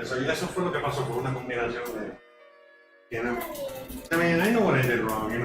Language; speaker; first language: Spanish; early bilingual, heritage; Spanish